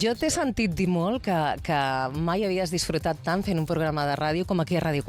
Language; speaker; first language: Catalan; native; Catalan